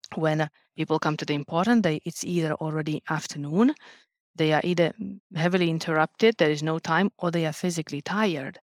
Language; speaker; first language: English; non-native, fluent; Lithuanian